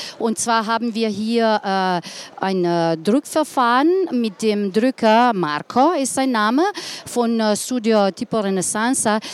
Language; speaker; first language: German; non-native, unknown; Slovenian